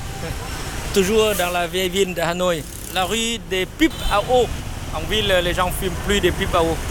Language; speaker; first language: French; non-native, fluent; Vietnamese